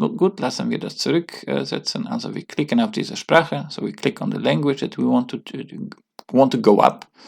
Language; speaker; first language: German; non-native, learner; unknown